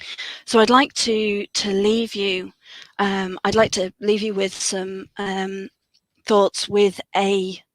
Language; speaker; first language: English; native; English